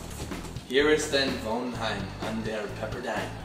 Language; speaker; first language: German; non-native, learner; English